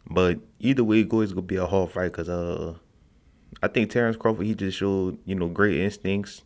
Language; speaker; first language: English; native; English